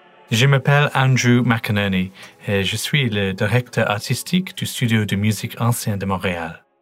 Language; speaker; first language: French; non-native, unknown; English